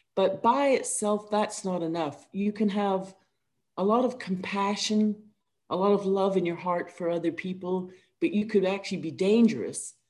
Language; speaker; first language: English; native; English